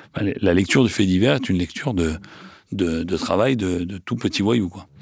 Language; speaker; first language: French; native; French